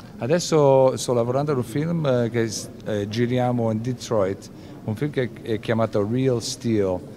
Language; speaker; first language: Italian; early bilingual, heritage; Italian